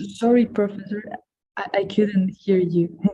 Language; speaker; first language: English; non-native, fluent; Spanish